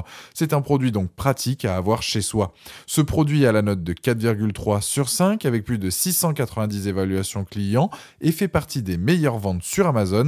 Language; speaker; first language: French; native; French